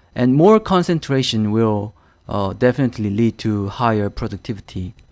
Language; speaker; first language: English; non-native, fluent; Korean